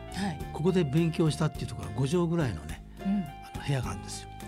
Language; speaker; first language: Japanese; native; Japanese